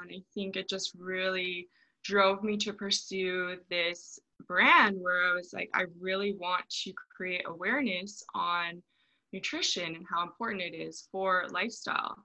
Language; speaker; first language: English; native; English